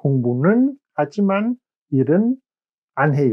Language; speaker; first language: Korean; non-native, learner; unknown